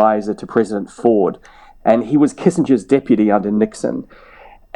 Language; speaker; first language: English; native; English